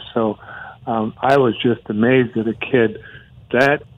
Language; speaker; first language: English; non-native, fluent; Spanish